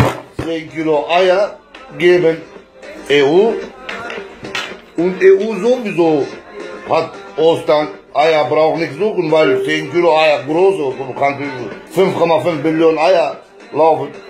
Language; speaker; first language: German; non-native, learner; Turkish